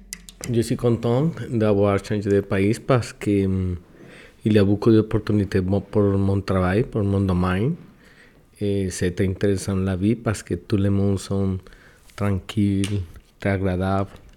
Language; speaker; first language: French; non-native, learner; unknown